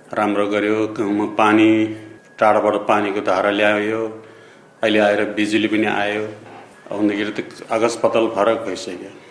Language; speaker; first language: Nepali; non-native, local second language; Eastern Tamang